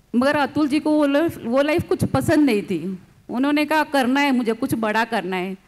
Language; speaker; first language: Hindi; non-native, local second language; Gujarati